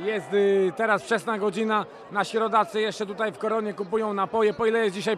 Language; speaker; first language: Polish; native; Polish